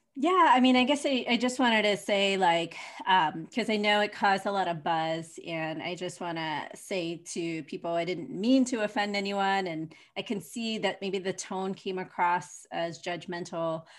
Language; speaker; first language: English; early bilingual, other home language; Hindi